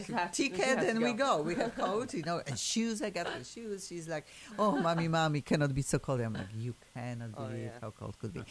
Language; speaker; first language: English; non-native, fluent; Polish